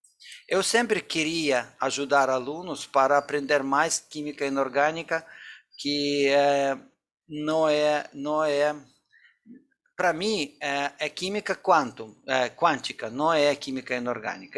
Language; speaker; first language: Portuguese; non-native, fluent; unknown